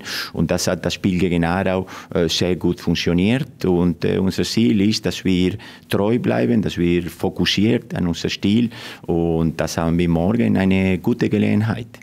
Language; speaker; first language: German; non-native, fluent; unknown